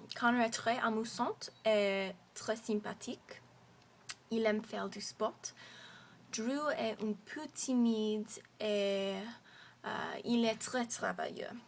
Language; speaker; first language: French; non-native, learner; English